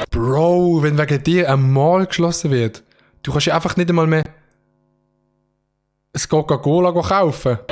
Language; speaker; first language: German; native; German